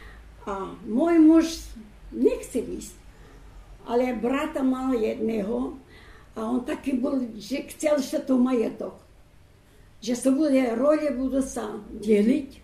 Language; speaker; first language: Slovak; early bilingual, heritage; Slovak